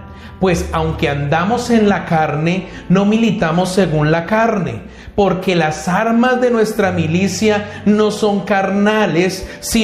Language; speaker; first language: Spanish; native; Spanish